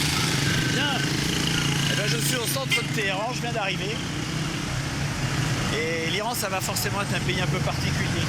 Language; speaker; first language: French; native; French